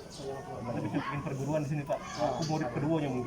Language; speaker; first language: Indonesian; native; Indonesian